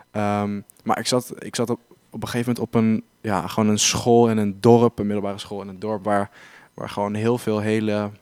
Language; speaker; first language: Dutch; native; Dutch